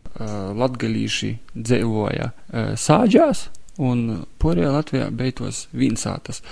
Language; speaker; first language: Latvian; native; Latvian